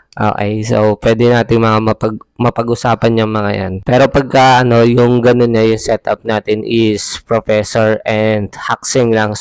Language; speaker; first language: Filipino; native; Filipino